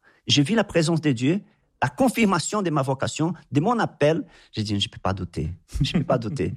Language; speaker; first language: French; non-native, fluent; Portuguese